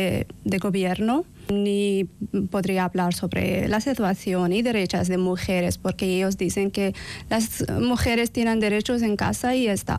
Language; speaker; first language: Spanish; non-native, learner; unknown